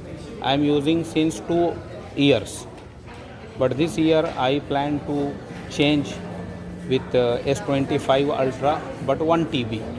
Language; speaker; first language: English; non-native, local second language; Hindi